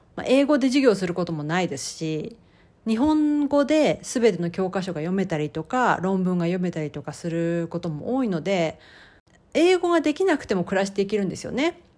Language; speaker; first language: Japanese; native; Japanese